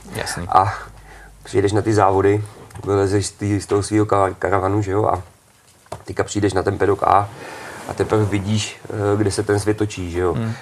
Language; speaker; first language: Czech; native; Czech